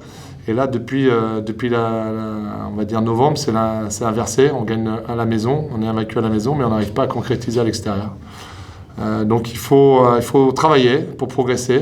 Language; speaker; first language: French; native; French